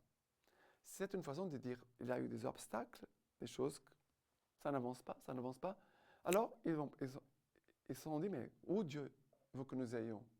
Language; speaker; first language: French; non-native, fluent; Portuguese